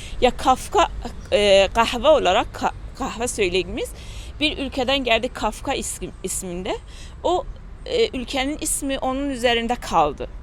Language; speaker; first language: Turkish; non-native, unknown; Persian